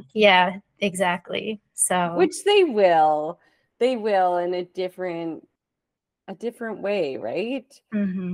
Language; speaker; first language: English; native; English